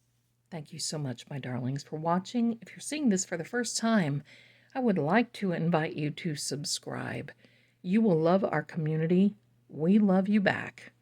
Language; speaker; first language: English; native; English